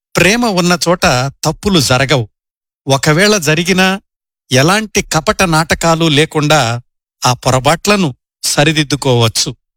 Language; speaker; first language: Telugu; native; Telugu